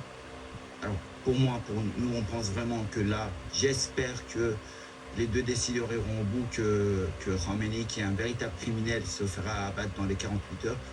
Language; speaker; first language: French; early bilingual, other home language; Persian